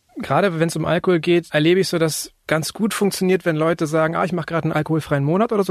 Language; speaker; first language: German; native; German